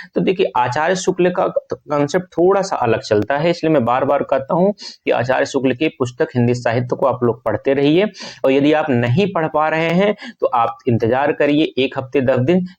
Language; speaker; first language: Hindi; native; Hindi